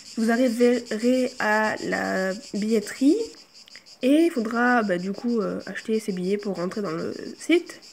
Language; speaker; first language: French; native; French